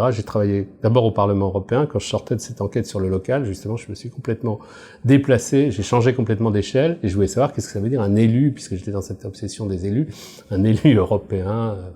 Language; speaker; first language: French; native; French